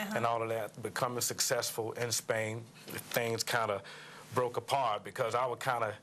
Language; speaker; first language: English; native; English